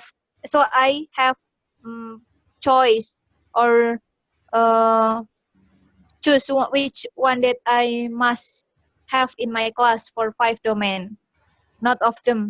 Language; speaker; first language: English; non-native, learner; Indonesian